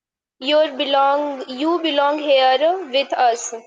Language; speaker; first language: English; non-native, learner; Hindi